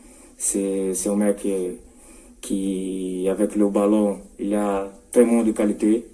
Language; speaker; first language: French; non-native, fluent; Portuguese